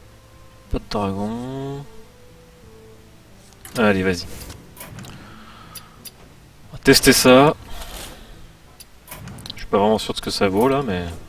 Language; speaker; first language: French; native; French